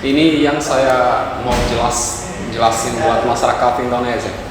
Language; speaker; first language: Indonesian; non-native, fluent; Portuguese